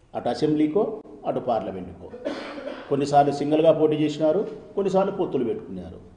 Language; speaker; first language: Telugu; native; Telugu